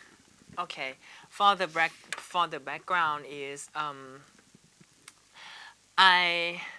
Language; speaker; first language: English; non-native, learner; Thai